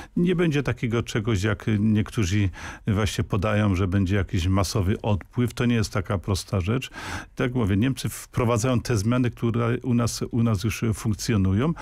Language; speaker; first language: Polish; native; Polish